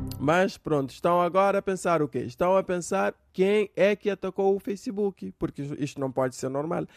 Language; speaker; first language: Portuguese; non-native, local second language; Kabuverdianu